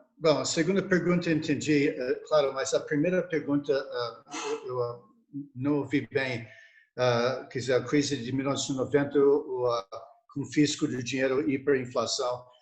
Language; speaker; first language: Portuguese; non-native, fluent; English